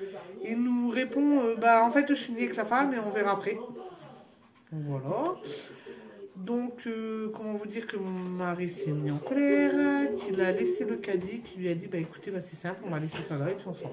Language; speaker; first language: French; native; French